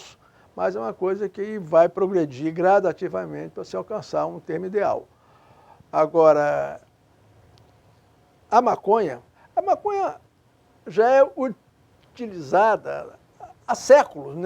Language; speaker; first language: Portuguese; native; Portuguese